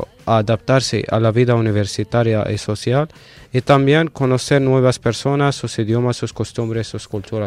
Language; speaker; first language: Spanish; non-native, fluent; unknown